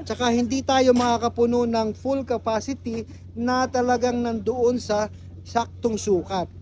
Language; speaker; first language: Filipino; native; Filipino